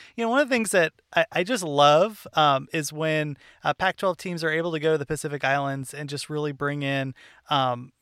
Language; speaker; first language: English; native; English